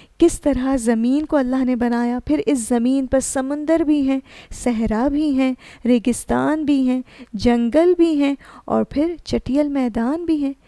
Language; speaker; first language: Urdu; native; Urdu